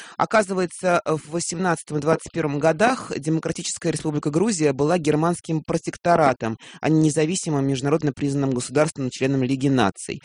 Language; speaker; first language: Russian; native; Russian